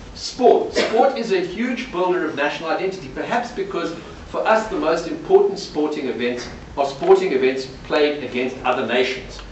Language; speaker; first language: English; native; English